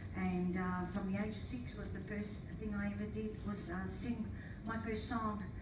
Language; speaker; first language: English; native; English